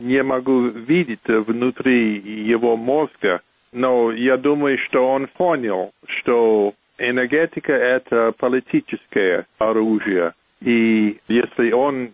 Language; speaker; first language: Russian; non-native, fluent; English